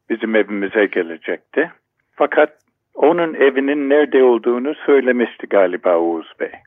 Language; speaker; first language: Turkish; non-native, fluent; English